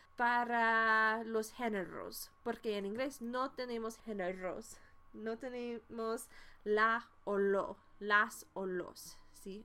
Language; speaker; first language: Spanish; non-native, fluent; English